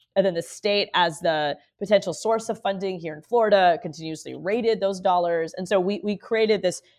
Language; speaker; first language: English; native; English